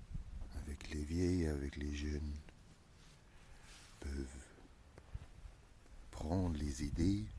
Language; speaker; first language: French; non-native, learner; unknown